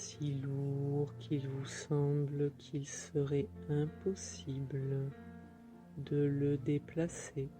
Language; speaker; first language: French; native; French